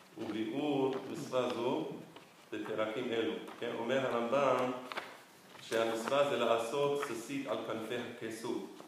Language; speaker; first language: Hebrew; non-native, fluent; Spanish